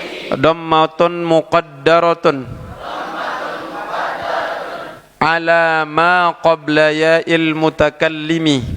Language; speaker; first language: Arabic; non-native, fluent; Indonesian